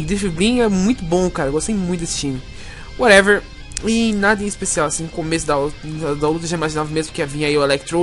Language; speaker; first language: Portuguese; native; Portuguese